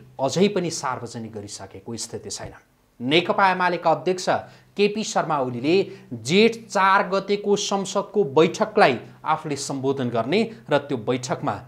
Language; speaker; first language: Nepali; native; Nepali